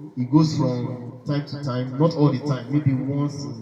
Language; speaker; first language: English; non-native, local second language; Yoruba